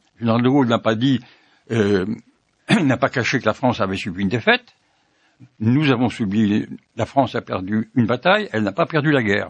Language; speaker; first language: French; native; French